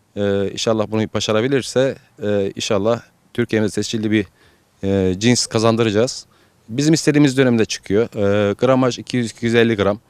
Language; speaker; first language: Turkish; native; Turkish